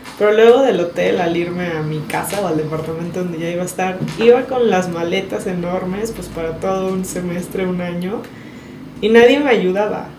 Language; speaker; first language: Spanish; native; Spanish